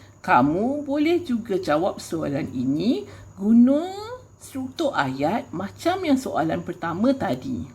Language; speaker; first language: Malay; native; Malay